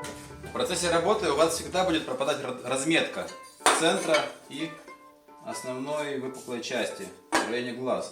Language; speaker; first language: Russian; native; Russian